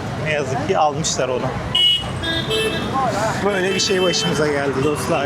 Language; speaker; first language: Turkish; native; Turkish